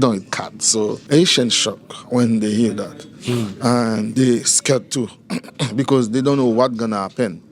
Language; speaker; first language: English; non-native, learner; Haitian Creole